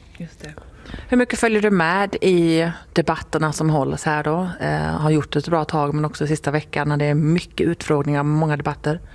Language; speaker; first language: Swedish; native; Swedish